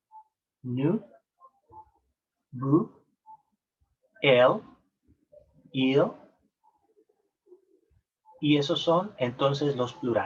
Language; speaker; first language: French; non-native, learner; Spanish